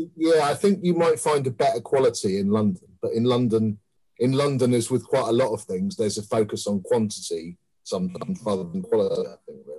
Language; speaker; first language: English; native; English